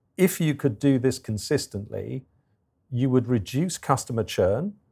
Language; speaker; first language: English; native; English